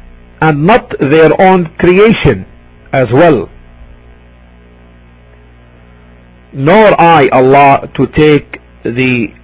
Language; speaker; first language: English; non-native, fluent; Arabic